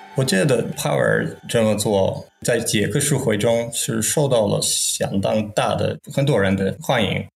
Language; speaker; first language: Chinese; non-native, fluent; Czech